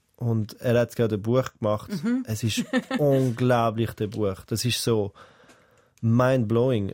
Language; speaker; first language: German; native; German